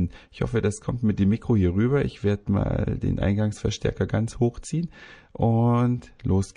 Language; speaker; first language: German; native; German